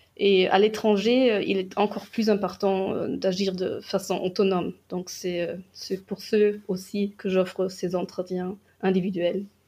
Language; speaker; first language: French; non-native, fluent; German